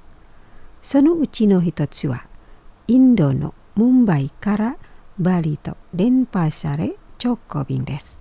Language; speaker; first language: Japanese; non-native, fluent; Indonesian